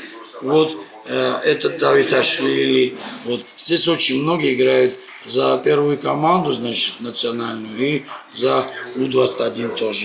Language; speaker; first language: Russian; non-native, fluent; Georgian